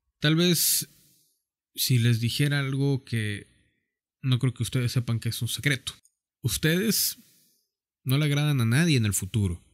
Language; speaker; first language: Spanish; native; Spanish